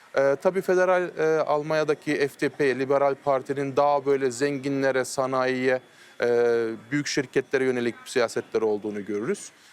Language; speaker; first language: Turkish; early bilingual, heritage; Turkish